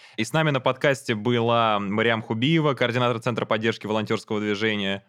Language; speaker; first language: Russian; native; Russian